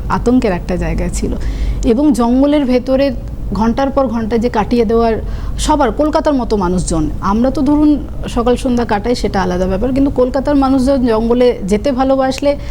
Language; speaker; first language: Bangla; non-native, local second language; Santali